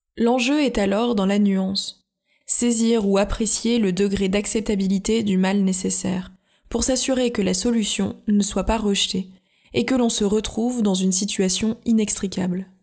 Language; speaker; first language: French; native; French